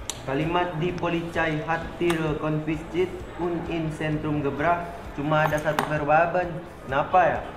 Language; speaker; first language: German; non-native, learner; Indonesian